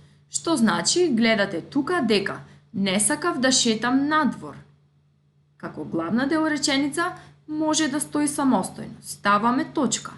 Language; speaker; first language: Macedonian; native; Macedonian